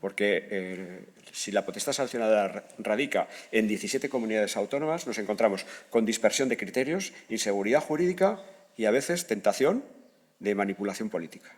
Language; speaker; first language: Spanish; native; Spanish